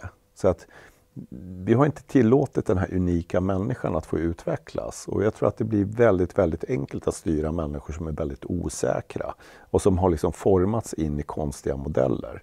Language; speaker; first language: Swedish; native; Swedish